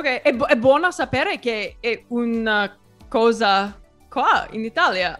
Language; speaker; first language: Italian; non-native, learner; English